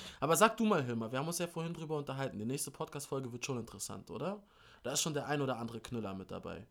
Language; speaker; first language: German; native; German